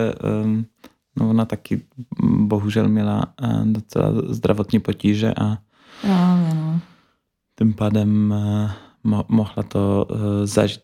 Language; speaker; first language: Czech; non-native, fluent; Polish